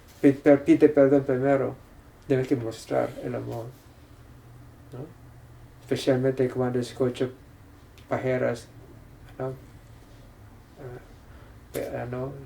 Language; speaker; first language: Spanish; non-native, fluent; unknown